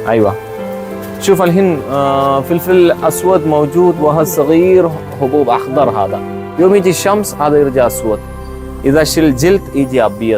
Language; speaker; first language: Arabic; non-native, learner; Malayalam